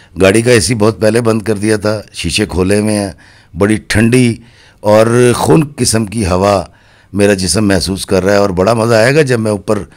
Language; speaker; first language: Urdu; non-native, local second language; Punjabi